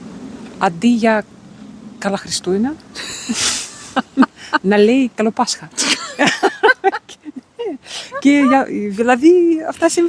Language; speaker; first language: Greek; non-native, learner; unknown